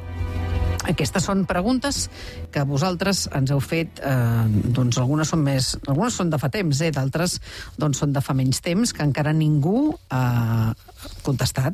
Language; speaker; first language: Catalan; native; Catalan